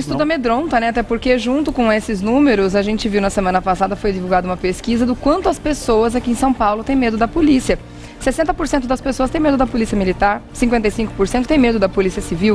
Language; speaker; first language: Portuguese; native; Portuguese